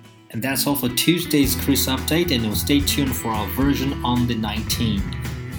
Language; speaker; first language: English; non-native, fluent; Chinese